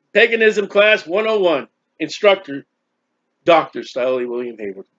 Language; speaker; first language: English; native; English